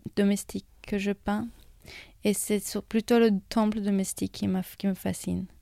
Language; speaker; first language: French; non-native, fluent; Hebrew